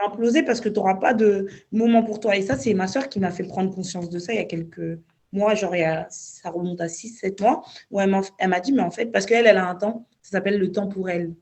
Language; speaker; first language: French; native; French